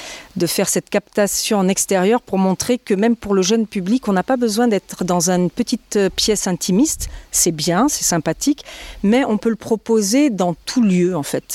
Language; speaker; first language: French; native; French